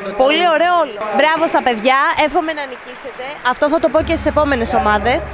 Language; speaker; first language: Greek; native; Greek